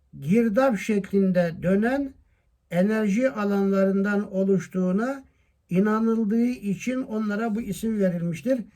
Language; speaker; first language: Turkish; native; Turkish